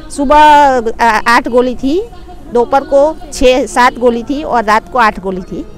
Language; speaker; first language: Hindi; non-native, local second language; Gujarati